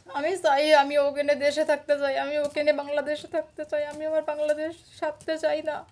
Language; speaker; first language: Bangla; native; Bangla